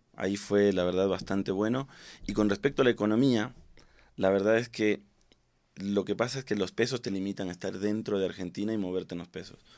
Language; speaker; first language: Spanish; native; Spanish